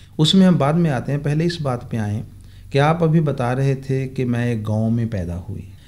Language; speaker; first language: Hindi; non-native, local second language; Punjabi